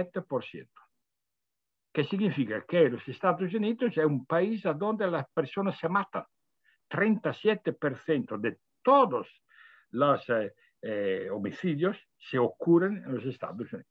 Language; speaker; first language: Spanish; non-native, fluent; Italian